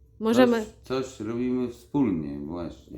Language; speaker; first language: Polish; non-native, learner; Ukrainian